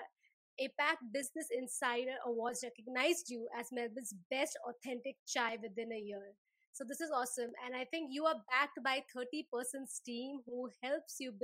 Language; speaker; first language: English; non-native, local second language; Hindi